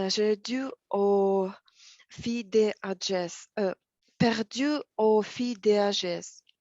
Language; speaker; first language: French; non-native, learner; Russian